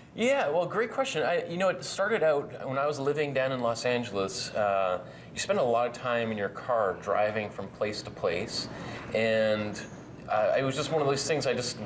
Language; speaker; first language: English; native; English